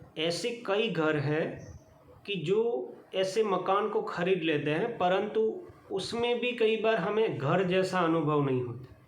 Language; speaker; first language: Hindi; non-native, local second language; Gujarati